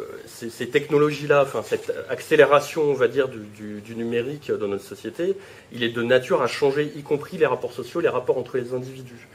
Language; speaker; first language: French; native; French